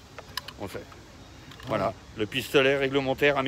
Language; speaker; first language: French; native; French